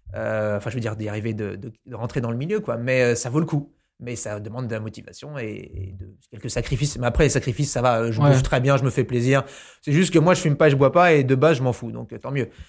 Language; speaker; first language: French; native; French